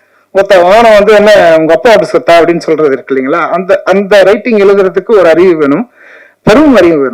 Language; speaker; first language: Tamil; native; Tamil